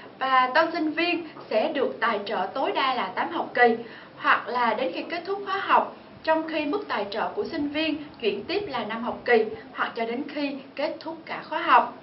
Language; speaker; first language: Vietnamese; native; Vietnamese